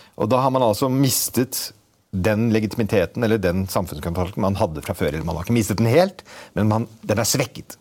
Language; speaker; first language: Norwegian; native; Norwegian